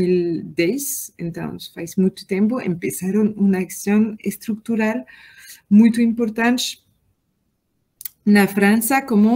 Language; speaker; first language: Portuguese; non-native, learner; French